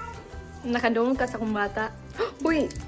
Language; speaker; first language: Cebuano; non-native, learner; English